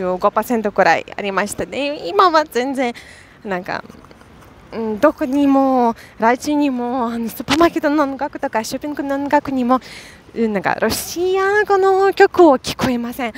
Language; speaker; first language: Japanese; non-native, fluent; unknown